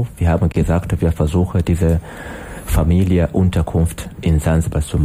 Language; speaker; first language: German; non-native, learner; Swahili